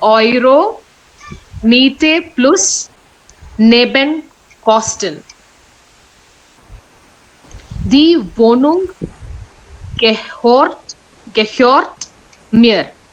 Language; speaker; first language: German; non-native, learner; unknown